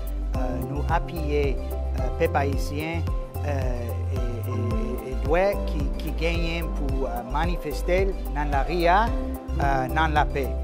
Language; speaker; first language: Haitian Creole; non-native, fluent; English